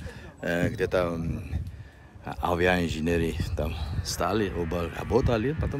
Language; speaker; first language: Russian; non-native, learner; Georgian